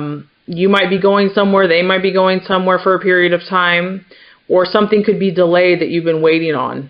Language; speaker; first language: English; native; English